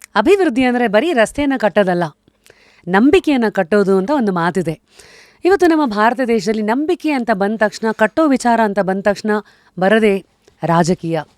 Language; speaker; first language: Kannada; native; Kannada